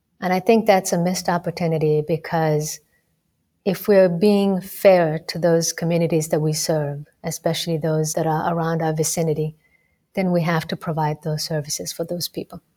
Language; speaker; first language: English; non-native, local second language; Somali